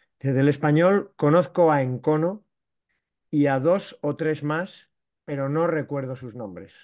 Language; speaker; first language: Spanish; native; Spanish